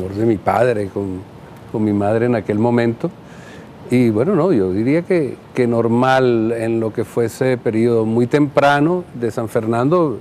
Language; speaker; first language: Spanish; native; Spanish